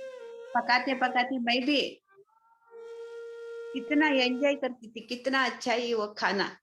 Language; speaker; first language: Hindi; non-native, local second language; Kannada